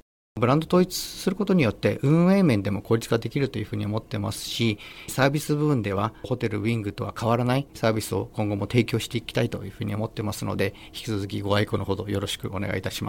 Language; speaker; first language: Japanese; native; Japanese